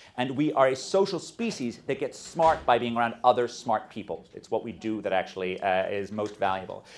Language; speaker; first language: English; native; English